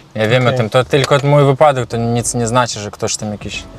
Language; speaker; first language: Polish; non-native, learner; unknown